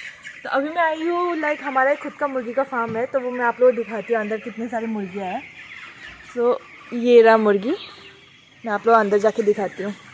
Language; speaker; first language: Hindi; native; Hindi